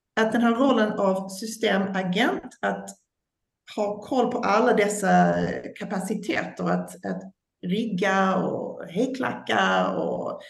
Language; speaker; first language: Swedish; non-native, fluent; English